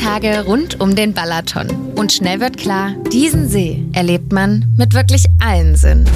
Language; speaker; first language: German; native; German